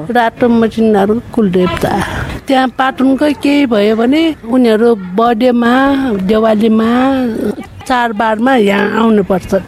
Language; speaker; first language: Nepali; non-native, local second language; Newari